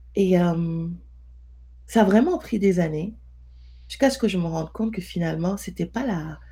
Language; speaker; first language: French; non-native, local second language; Wolof